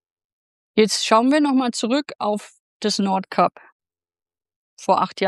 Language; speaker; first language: German; native; German